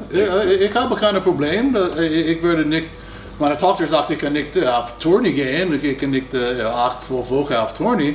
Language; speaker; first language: German; non-native, fluent; English